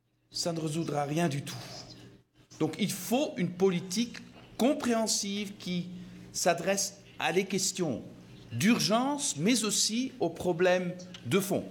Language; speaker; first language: French; non-native, fluent; Dutch